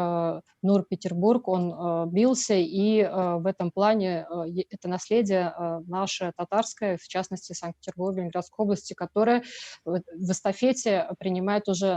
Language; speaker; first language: Russian; native; Russian